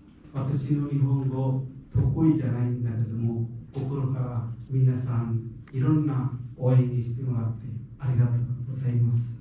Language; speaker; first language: Japanese; non-native, learner; Sinhala